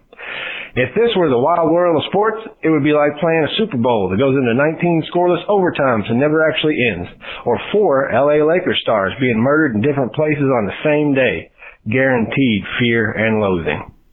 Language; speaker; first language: English; native; English